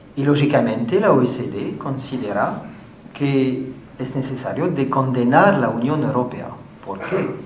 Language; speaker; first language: Spanish; non-native, fluent; French